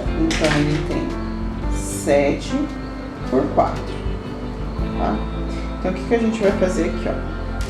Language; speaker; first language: Portuguese; native; Portuguese